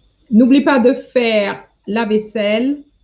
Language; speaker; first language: French; non-native, fluent; English